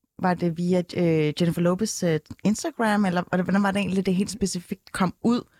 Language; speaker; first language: Danish; early bilingual, other home language; Arabic